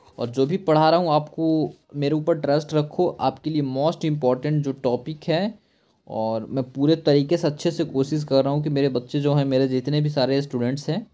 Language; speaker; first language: Hindi; native; Hindi